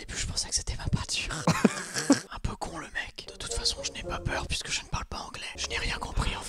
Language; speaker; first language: French; native; French